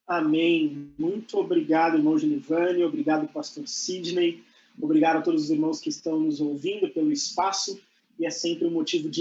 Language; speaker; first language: Portuguese; native; Portuguese